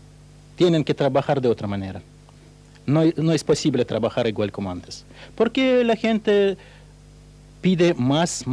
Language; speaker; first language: Spanish; non-native, fluent; Russian